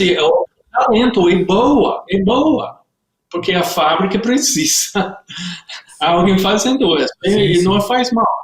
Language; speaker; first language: Portuguese; non-native, learner; English